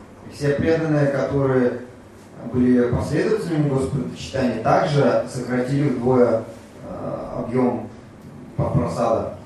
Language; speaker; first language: Russian; native; Russian